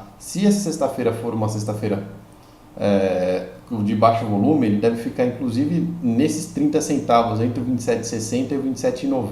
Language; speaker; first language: Portuguese; native; Portuguese